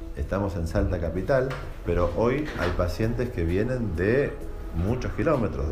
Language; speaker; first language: Spanish; native; Spanish